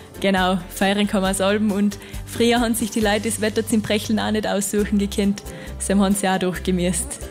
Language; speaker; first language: German; native; German